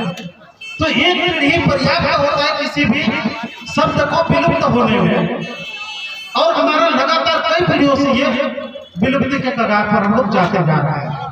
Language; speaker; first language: Hindi; non-native, local second language; Gondi